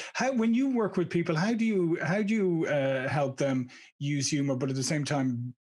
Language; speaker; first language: English; native; English